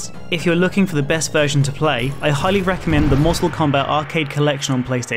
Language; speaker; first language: English; native; English